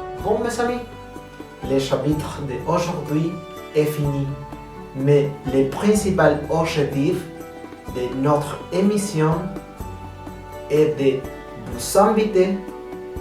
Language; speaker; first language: French; non-native, learner; Spanish